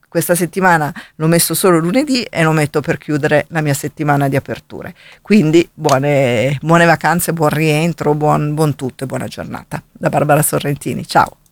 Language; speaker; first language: Italian; native; Italian